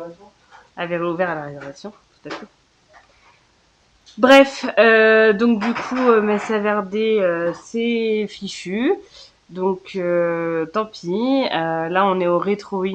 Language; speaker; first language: French; native; French